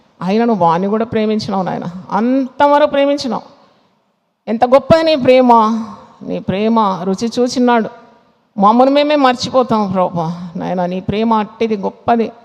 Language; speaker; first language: Telugu; non-native, fluent; Malayalam